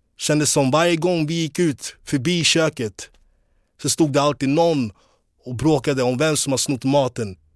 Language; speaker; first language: Swedish; early bilingual, other home language; English